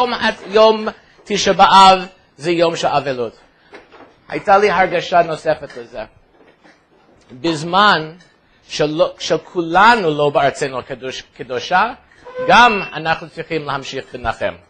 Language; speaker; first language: Hebrew; non-native, fluent; English